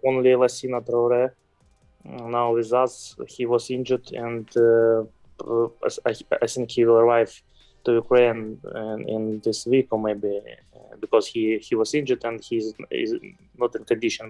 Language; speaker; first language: English; non-native, fluent; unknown